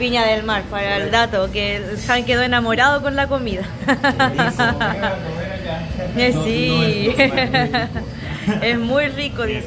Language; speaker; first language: Spanish; native; Spanish